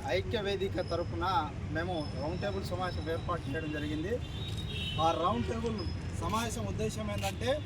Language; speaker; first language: Telugu; non-native, local second language; Lambadi